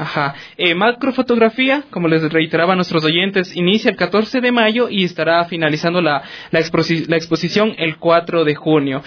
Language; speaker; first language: Spanish; native; Spanish